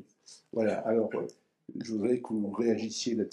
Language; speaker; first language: French; native; French